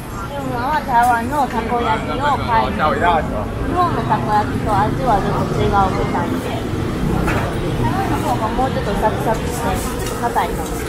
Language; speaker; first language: Japanese; non-native, fluent; Chinese